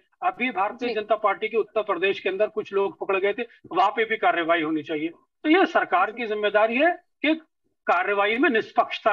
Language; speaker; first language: Hindi; native; Hindi